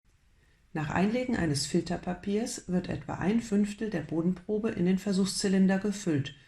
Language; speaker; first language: German; native; German